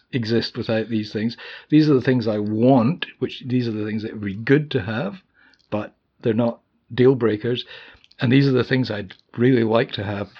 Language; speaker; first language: English; native; English